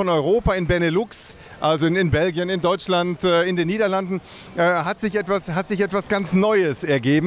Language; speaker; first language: German; native; German